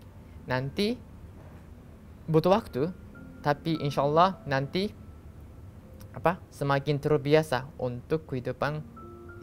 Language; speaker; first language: Indonesian; non-native, learner; Japanese